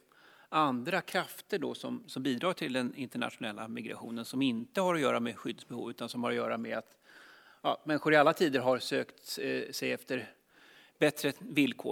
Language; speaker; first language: Swedish; native; Swedish